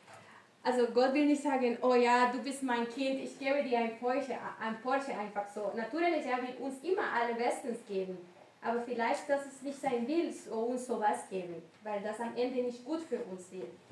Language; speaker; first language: German; non-native, learner; Spanish